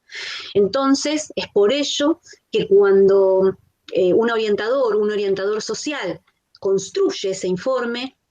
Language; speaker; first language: Spanish; native; Spanish